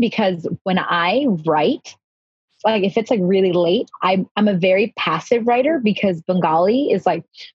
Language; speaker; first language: English; native; English